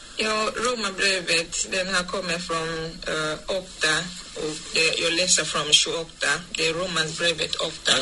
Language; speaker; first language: Swedish; non-native, fluent; English